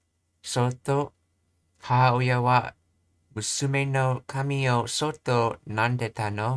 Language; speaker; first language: Japanese; non-native, learner; English